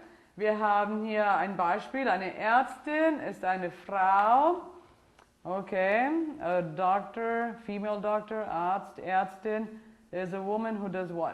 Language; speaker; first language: German; non-native, fluent; English